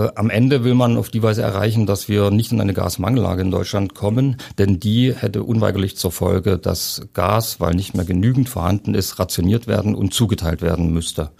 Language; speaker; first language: German; native; German